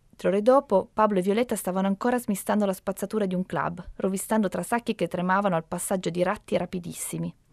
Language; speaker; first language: Italian; native; Italian